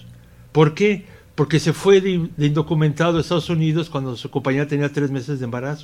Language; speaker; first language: Spanish; native; Spanish